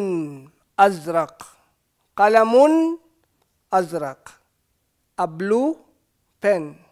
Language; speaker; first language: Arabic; non-native, fluent; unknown